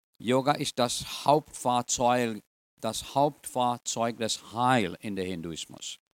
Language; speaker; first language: German; non-native, fluent; English